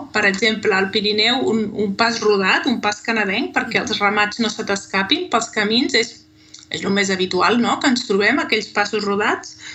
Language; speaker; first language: Catalan; native; Catalan